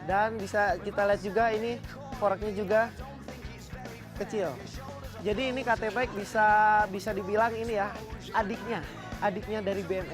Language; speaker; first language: Indonesian; native; Indonesian